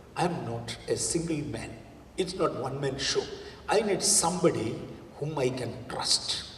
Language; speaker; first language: English; non-native, local second language; Malayalam